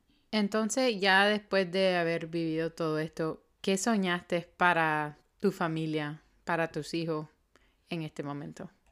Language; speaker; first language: Spanish; early bilingual, heritage; Spanish